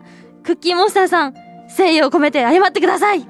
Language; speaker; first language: Japanese; early bilingual, heritage; Japanese